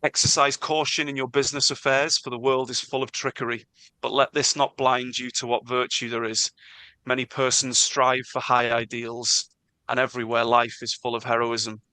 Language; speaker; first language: English; non-native, local second language; Welsh